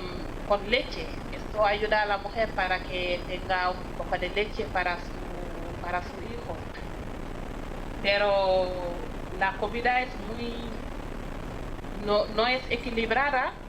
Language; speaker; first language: Spanish; non-native, fluent; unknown